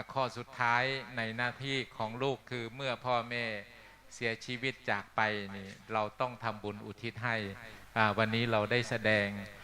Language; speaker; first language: Thai; non-native, local second language; Northeastern Thai